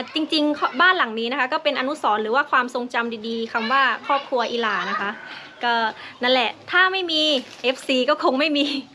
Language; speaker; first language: Thai; non-native, local second language; Khmer